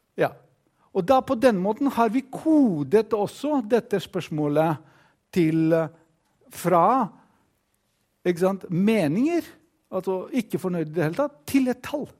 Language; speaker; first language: Norwegian; non-native, fluent; Greek